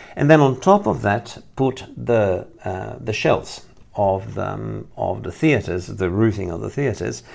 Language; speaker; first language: English; non-native, fluent; Italian